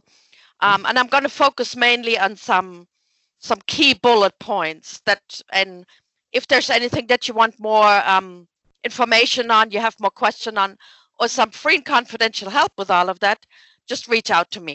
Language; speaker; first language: English; non-native, fluent; German